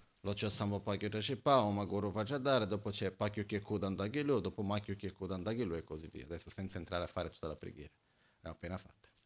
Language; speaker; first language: Italian; non-native, fluent; Portuguese